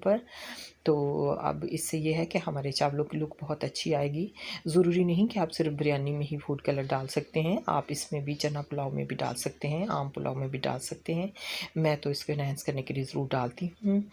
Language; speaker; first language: Hindi; non-native, local second language; Punjabi